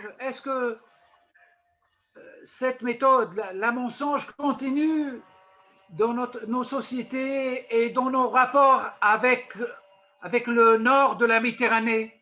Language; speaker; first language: French; non-native, local second language; Arabic